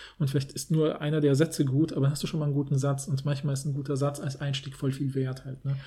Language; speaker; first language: German; native; German